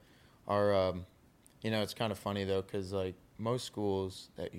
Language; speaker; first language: English; native; English